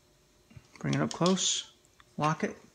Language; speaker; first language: English; native; English